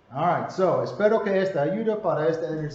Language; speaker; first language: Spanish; non-native, learner; English